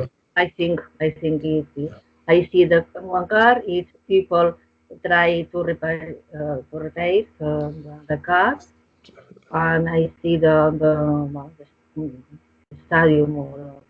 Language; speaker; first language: English; non-native, learner; Spanish